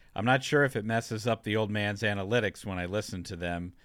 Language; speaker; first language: English; native; English